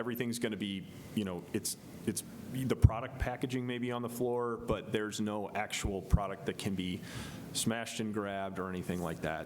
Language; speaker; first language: English; native; English